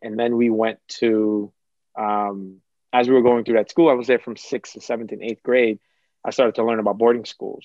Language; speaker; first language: English; early bilingual, other home language; Kabuverdianu